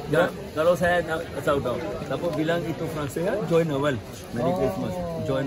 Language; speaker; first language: Indonesian; non-native, learner; Hindi